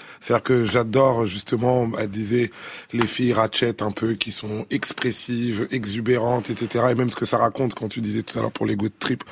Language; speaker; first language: French; early bilingual, other home language; Lingala